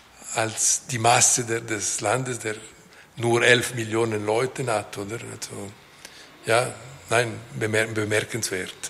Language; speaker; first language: German; non-native, local second language; Italian